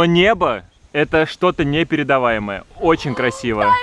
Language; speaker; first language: Russian; native; Russian